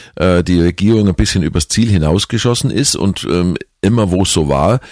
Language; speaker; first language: German; native; German